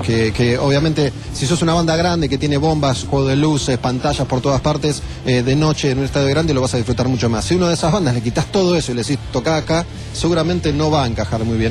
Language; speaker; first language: Spanish; native; Spanish